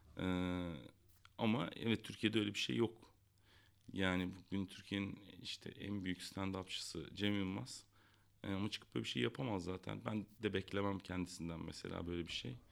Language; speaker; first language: Turkish; native; Turkish